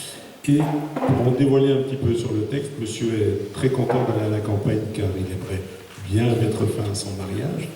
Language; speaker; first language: French; native; French